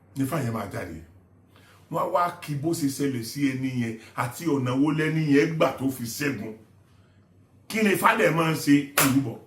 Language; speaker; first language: Yoruba; non-native, local second language; Igbo